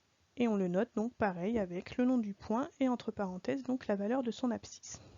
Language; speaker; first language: French; native; French